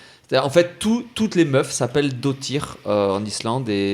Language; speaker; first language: French; native; French